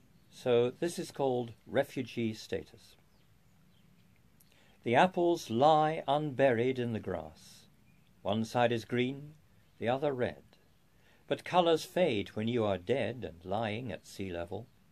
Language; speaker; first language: English; native; English